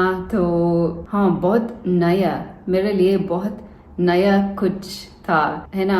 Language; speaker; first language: Hindi; non-native, learner; English